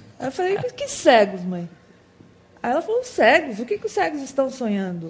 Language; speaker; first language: Portuguese; native; Portuguese